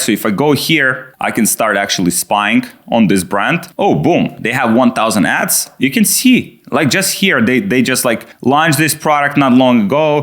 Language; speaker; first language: English; non-native, fluent; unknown